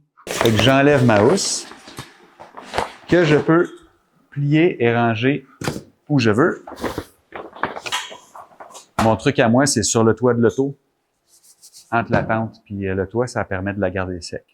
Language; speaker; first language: French; native; French